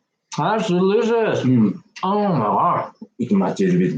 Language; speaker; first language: English; non-native, learner; Japanese